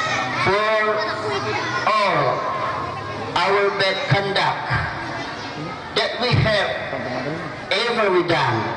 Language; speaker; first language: English; non-native, learner; Indonesian